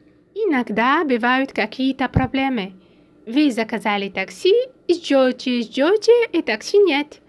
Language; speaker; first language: Russian; non-native, fluent; French